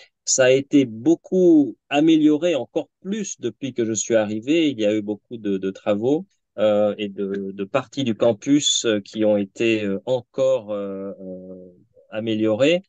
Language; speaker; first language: French; native; French